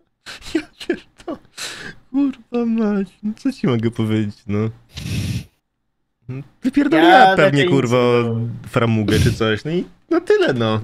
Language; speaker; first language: Polish; native; Polish